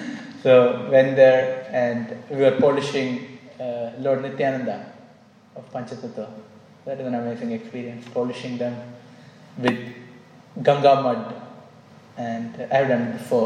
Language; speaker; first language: English; non-native, local second language; Malayalam